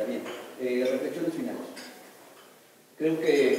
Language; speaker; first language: Spanish; native; Spanish